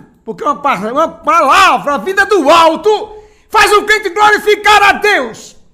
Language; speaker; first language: Portuguese; native; Portuguese